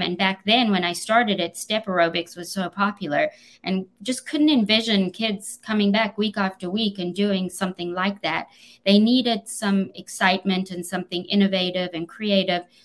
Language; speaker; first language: English; native; English